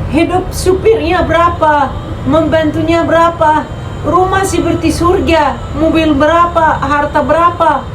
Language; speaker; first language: Indonesian; non-native, fluent; Arabic